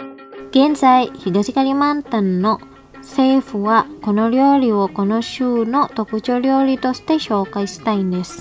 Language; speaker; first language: Japanese; non-native, fluent; Indonesian